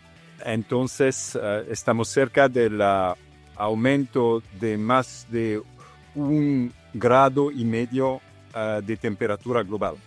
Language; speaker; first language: Spanish; non-native, learner; Italian